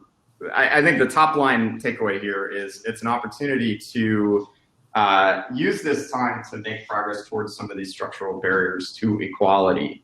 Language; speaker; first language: English; native; English